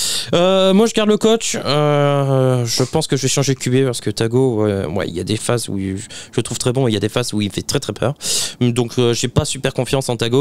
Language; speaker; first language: French; native; French